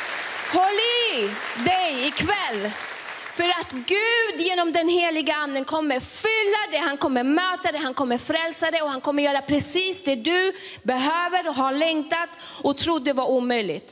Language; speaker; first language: Swedish; early bilingual, other home language; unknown